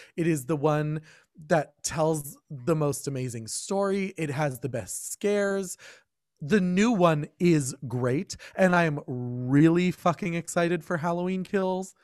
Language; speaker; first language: English; native; English